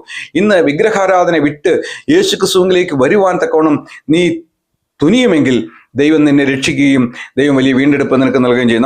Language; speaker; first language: Malayalam; native; Malayalam